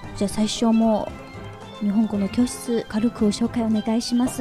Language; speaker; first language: Japanese; non-native, fluent; Chinese